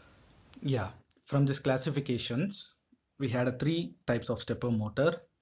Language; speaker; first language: English; non-native, local second language; Tamil